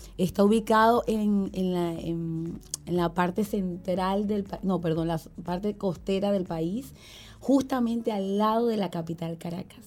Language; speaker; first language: Spanish; native; Spanish